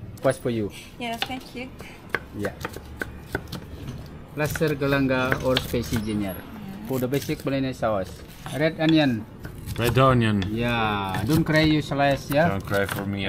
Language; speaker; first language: English; non-native, learner; Indonesian